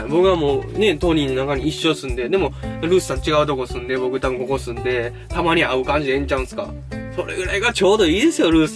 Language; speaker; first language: Japanese; native; Japanese